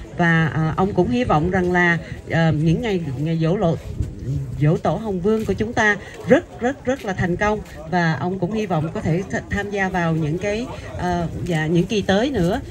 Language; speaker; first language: Vietnamese; early bilingual, heritage; Vietnamese